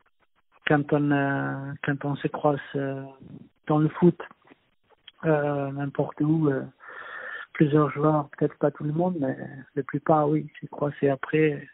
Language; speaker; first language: French; non-native, fluent; Swedish